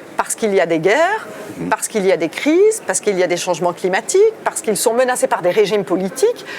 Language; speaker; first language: French; early bilingual, other home language; Italian